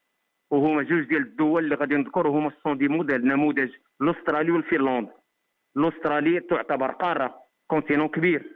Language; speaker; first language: Arabic; native; Arabic